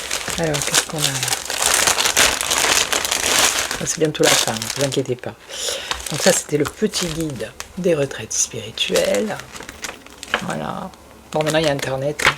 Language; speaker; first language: French; native; French